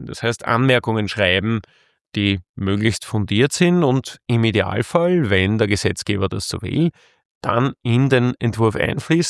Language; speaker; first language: German; native; German